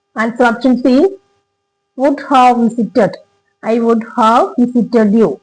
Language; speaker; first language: English; non-native, local second language; Malayalam